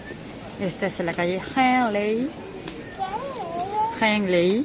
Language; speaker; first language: Spanish; native; Spanish